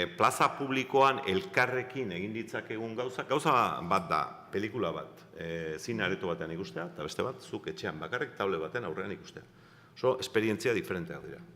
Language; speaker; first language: Basque; native; Basque